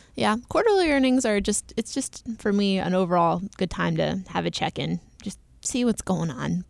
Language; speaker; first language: English; native; English